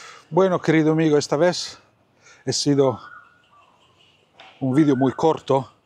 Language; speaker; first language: Spanish; non-native, fluent; Italian